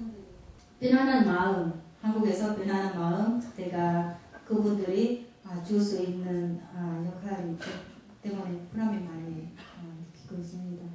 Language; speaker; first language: Korean; non-native, fluent; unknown